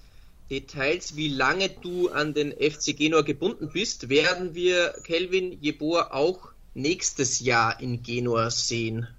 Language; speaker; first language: German; native; German